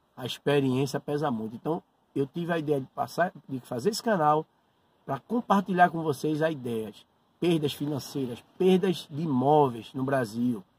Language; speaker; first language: Portuguese; native; Portuguese